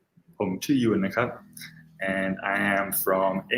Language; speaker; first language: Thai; non-native, fluent; English